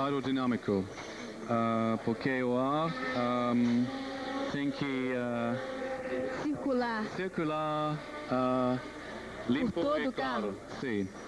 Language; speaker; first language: Portuguese; non-native, learner; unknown